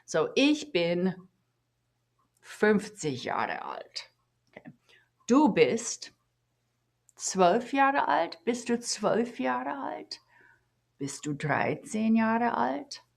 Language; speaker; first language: German; non-native, fluent; English